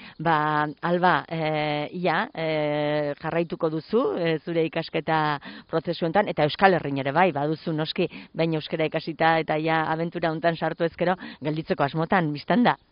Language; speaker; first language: Basque; native; Basque